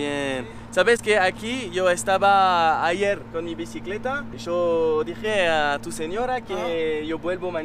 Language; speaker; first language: Spanish; non-native, learner; French